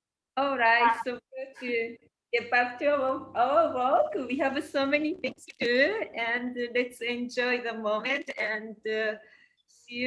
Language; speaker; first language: English; non-native, learner; Japanese